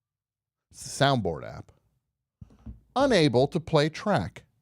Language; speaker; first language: English; native; English